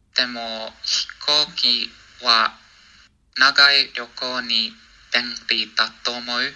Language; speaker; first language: Japanese; non-native, learner; English